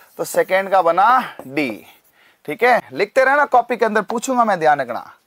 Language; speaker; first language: Hindi; native; Hindi